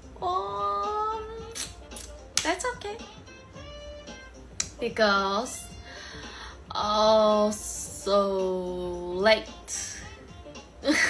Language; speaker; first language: English; non-native, learner; Korean